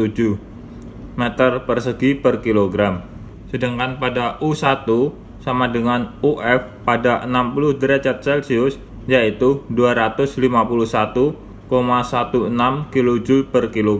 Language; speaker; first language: Indonesian; native; Indonesian